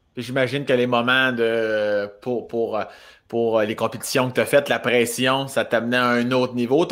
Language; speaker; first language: French; native; French